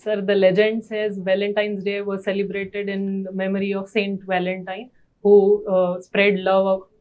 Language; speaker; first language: English; non-native, local second language; Gujarati